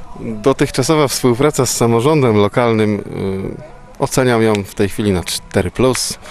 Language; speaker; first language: Polish; native; Polish